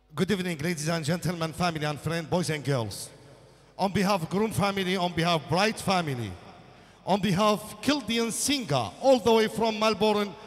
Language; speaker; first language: English; non-native, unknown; Assyrian Neo-Aramaic